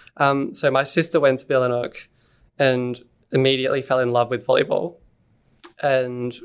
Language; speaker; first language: English; native; English